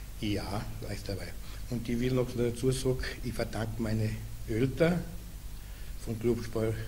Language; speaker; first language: German; non-native, learner; Serbian